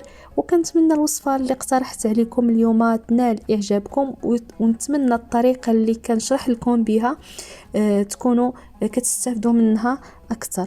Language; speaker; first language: Arabic; native; Arabic